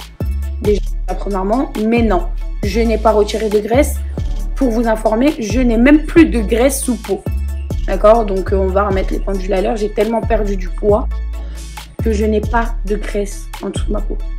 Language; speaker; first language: French; native; French